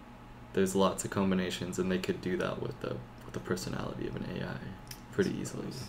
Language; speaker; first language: English; native; English